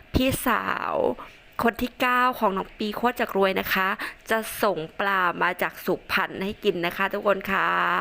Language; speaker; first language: Thai; non-native, local second language; Northern Khmer